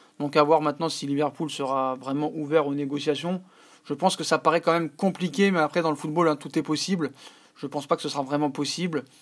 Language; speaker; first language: French; native; French